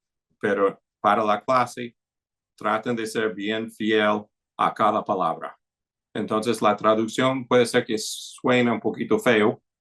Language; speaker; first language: Spanish; non-native, fluent; English